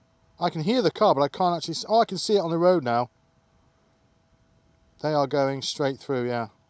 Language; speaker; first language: English; native; English